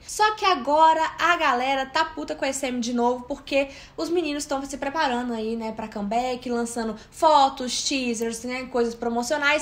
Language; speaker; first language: Portuguese; native; Portuguese